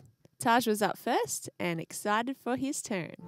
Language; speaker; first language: English; native; English